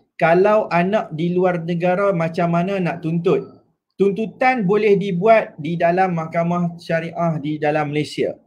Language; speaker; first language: Malay; native; Malay